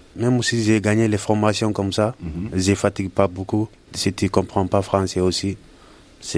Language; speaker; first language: French; non-native, learner; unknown